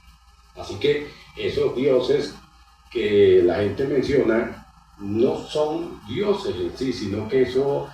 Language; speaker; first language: Spanish; native; Spanish